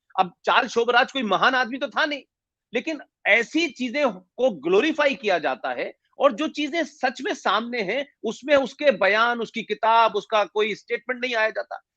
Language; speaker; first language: Hindi; native; Hindi